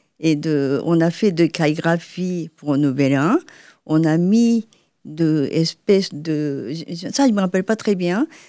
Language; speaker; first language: French; non-native, fluent; Japanese